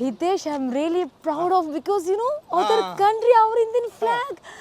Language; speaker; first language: English; non-native, local second language; Malayalam